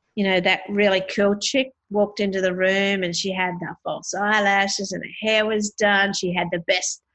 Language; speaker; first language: English; native; English